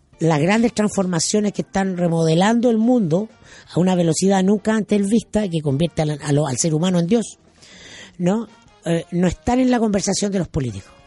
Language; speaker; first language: Spanish; native; Spanish